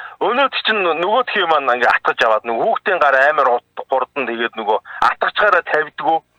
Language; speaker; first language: Mongolian; native; Mongolian